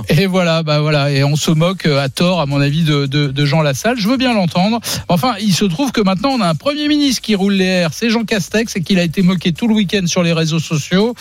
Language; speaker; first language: French; native; French